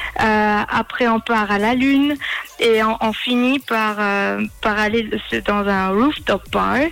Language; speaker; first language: French; early bilingual, heritage; German